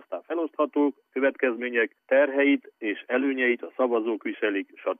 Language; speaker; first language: Hungarian; native; Hungarian